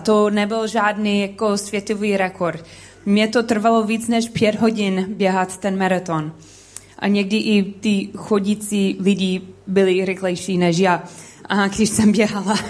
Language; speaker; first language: Czech; non-native, learner; English